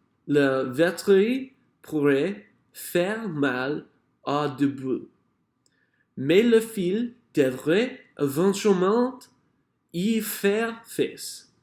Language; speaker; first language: French; non-native, learner; English